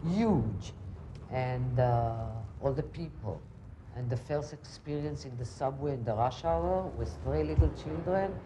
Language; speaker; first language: English; non-native, fluent; Hebrew